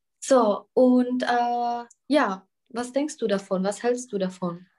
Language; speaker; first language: German; non-native, fluent; Czech